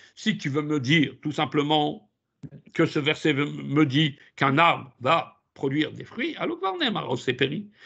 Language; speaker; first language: French; native; French